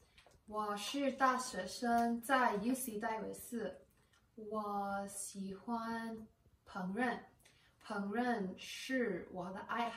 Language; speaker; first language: Chinese; non-native, learner; English